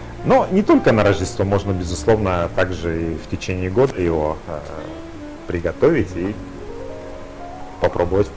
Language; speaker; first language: Russian; native; Russian